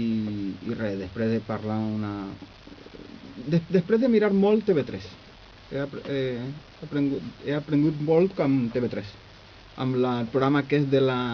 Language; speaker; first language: Catalan; non-native, fluent; Spanish